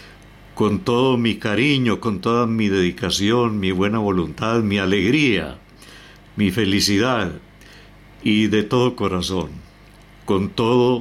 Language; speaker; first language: Spanish; native; Spanish